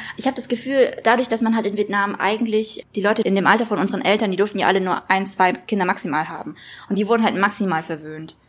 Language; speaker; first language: German; early bilingual, other home language; Vietnamese